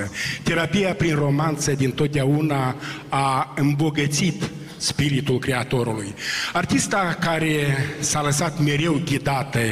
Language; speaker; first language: Romanian; native; Romanian